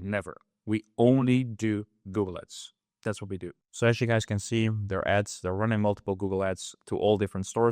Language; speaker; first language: English; non-native, fluent; Dutch